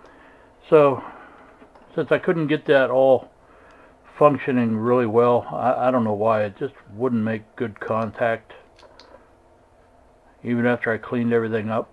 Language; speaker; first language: English; native; English